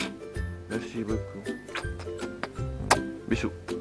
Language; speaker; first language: French; non-native, learner; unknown